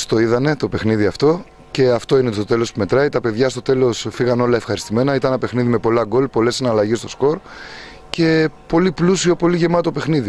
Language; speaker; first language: Greek; native; Greek